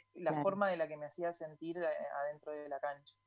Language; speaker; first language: Spanish; native; Spanish